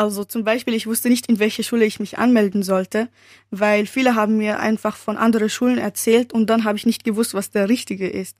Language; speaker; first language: German; early bilingual, other home language; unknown